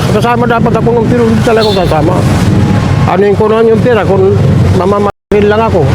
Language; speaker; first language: Filipino; native; Filipino